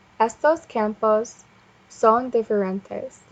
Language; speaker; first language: Spanish; non-native, learner; English